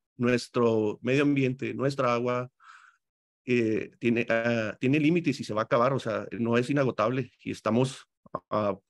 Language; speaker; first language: Spanish; native; Spanish